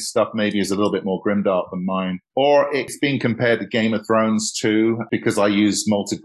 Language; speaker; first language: English; native; English